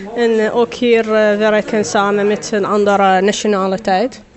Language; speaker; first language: Dutch; non-native, learner; Arabic